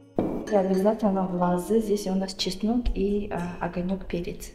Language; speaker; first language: Russian; non-native, local second language; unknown